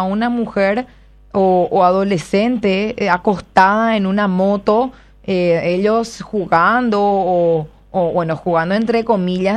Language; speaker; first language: Spanish; native; Spanish